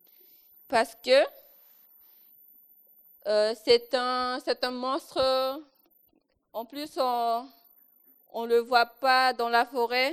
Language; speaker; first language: French; non-native, local second language; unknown